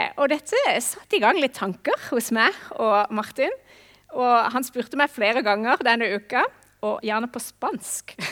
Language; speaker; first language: Norwegian; non-native, fluent; English